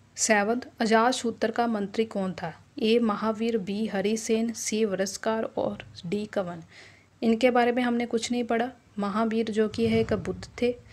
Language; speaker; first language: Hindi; non-native, local second language; Punjabi